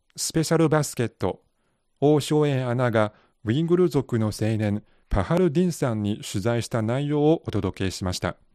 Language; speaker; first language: Japanese; non-native, fluent; Chinese